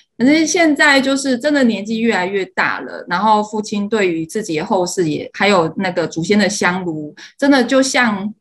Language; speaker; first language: Chinese; native; Chinese